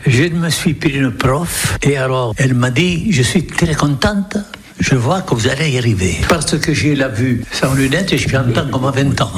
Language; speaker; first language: French; non-native, local second language; Occitan